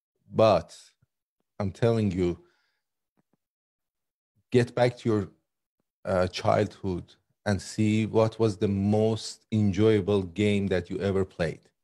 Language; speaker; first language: English; non-native, fluent; Persian